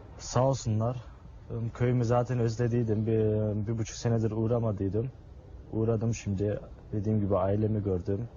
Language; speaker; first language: Turkish; early bilingual, heritage; Turkish